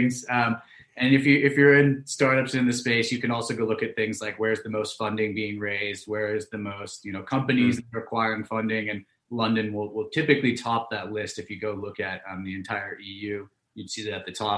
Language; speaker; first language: English; native; English